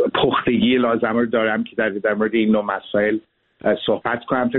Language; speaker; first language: Persian; early bilingual, heritage; Persian